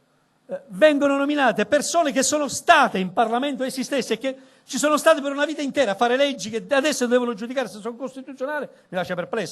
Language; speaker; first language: Italian; native; Italian